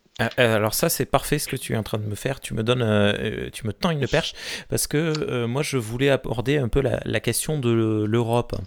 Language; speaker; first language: French; native; French